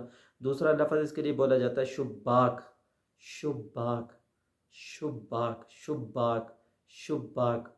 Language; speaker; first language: Urdu; native; Urdu